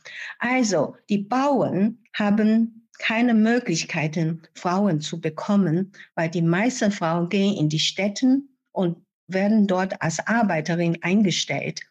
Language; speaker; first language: German; non-native, fluent; Chinese